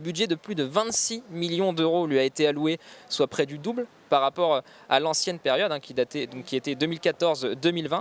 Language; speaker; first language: French; native; French